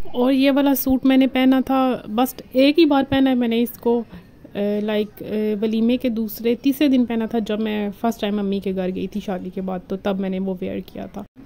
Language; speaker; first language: Urdu; native; Urdu